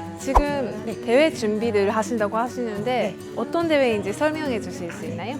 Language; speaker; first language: Korean; early bilingual, heritage; Korean